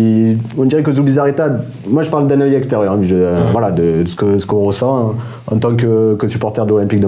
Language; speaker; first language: French; native; French